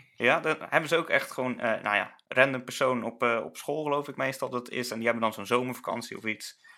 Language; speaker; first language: Dutch; native; Dutch